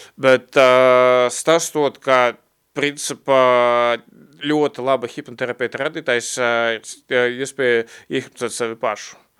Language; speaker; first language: Latvian; non-native, local second language; Russian